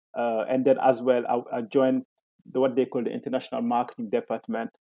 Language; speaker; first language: English; non-native, fluent; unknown